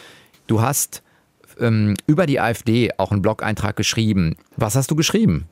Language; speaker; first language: German; native; German